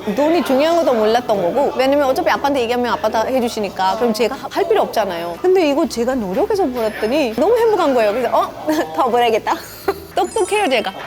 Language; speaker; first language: Korean; non-native, fluent; Hindi